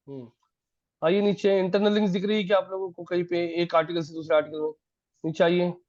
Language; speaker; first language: Hindi; non-native, local second language; Marathi